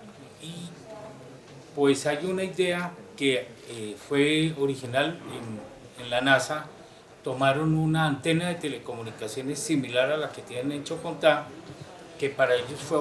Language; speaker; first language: Spanish; native; Spanish